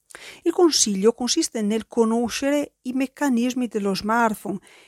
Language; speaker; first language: Italian; native; Italian